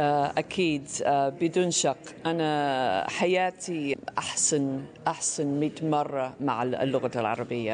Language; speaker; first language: Arabic; non-native, fluent; English